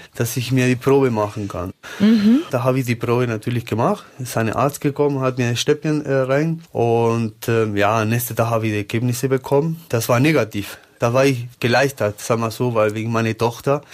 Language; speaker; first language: German; non-native, learner; Spanish